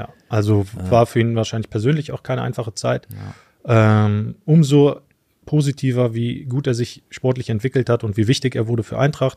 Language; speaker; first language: German; native; German